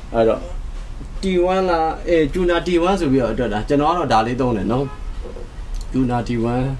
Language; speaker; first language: Burmese; non-native, local second language; Tedim Chin